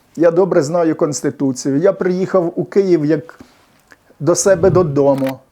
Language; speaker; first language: Ukrainian; native; Ukrainian